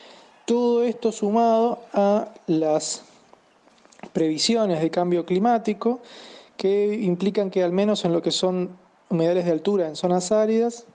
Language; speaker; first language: Spanish; native; Spanish